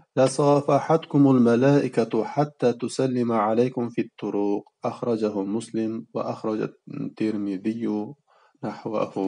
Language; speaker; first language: Arabic; non-native, fluent; Uzbek